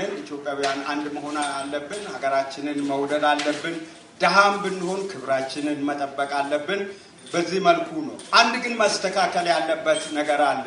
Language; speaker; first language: Amharic; non-native, local second language; Wolaytta